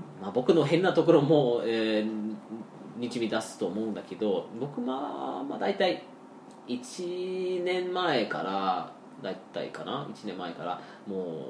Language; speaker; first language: Japanese; non-native, fluent; English